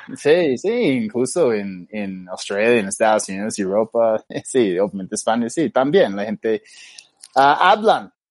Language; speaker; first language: Spanish; non-native, fluent; English